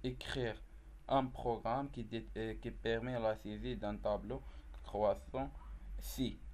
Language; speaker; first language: French; non-native, local second language; Arabic